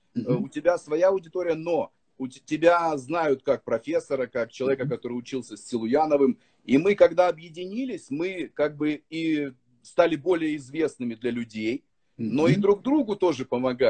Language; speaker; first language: Russian; native; Russian